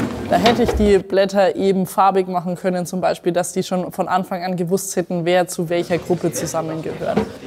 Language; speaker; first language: German; native; German